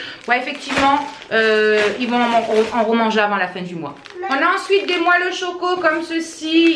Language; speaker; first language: French; native; French